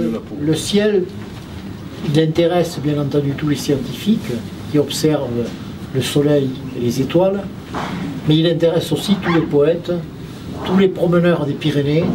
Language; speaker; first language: French; native; French